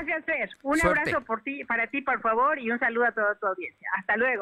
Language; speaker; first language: Spanish; native; Spanish